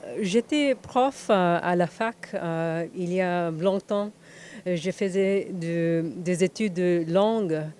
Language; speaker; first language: French; non-native, fluent; Spanish